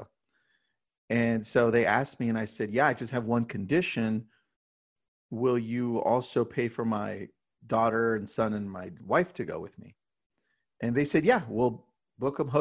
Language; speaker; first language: English; native; English